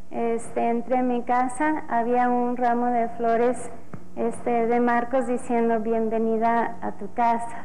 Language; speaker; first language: Spanish; non-native, fluent; English